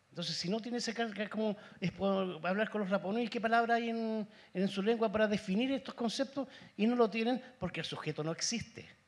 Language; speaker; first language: Spanish; native; Spanish